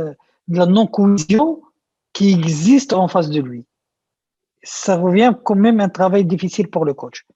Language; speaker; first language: French; non-native, local second language; Arabic